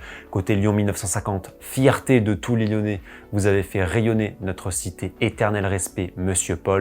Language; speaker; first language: French; native; French